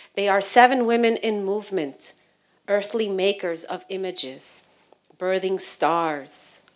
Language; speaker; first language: English; early bilingual, other home language; Spanish